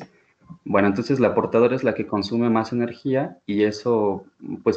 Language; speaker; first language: Spanish; native; Spanish